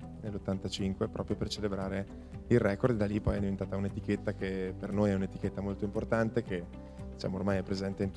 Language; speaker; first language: Italian; native; Italian